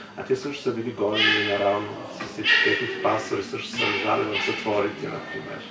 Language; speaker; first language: Bulgarian; early bilingual, heritage; Bulgarian